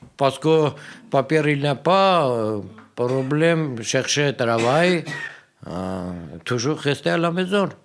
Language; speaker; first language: French; non-native, learner; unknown